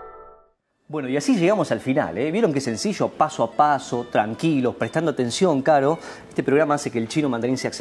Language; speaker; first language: Spanish; native; Spanish